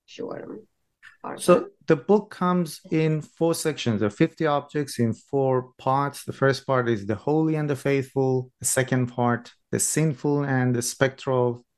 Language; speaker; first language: English; non-native, fluent; Persian